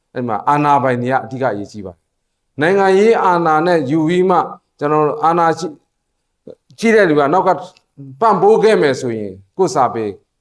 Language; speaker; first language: Burmese; non-native, local second language; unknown